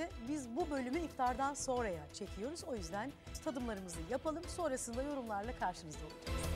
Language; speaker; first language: Turkish; native; Turkish